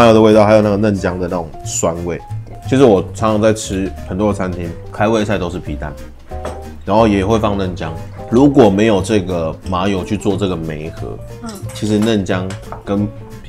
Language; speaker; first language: Chinese; native; Chinese